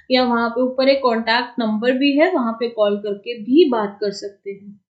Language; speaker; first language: Hindi; native; Hindi